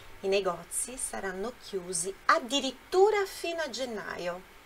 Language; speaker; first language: Italian; non-native, fluent; Portuguese